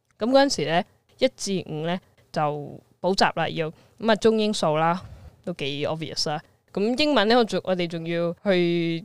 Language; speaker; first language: Cantonese; native; Cantonese